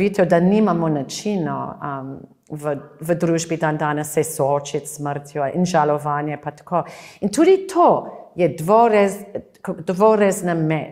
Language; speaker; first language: Slovenian; non-native, fluent; English